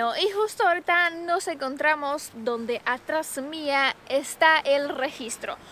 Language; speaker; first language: Spanish; non-native, fluent; Romanian